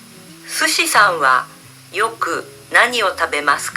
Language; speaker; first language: Japanese; non-native, learner; Indonesian